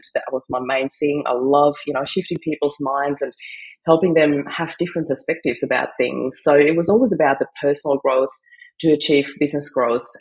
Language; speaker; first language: English; non-native, fluent; German